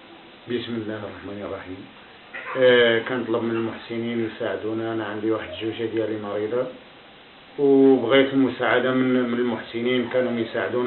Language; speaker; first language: Arabic; native; Arabic